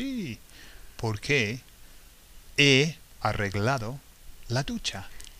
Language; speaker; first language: Spanish; non-native, fluent; English